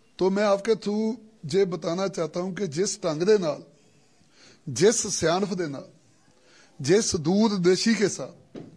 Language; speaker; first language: Hindi; non-native, local second language; Punjabi